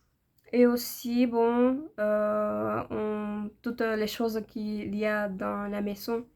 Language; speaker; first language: French; non-native, learner; Spanish